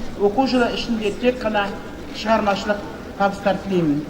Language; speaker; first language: Kazakh; native; Kazakh